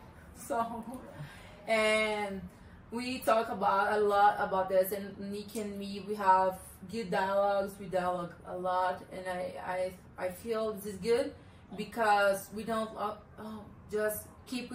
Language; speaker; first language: English; non-native, learner; Portuguese